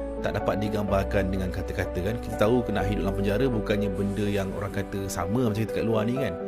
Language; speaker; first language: Malay; native; Malay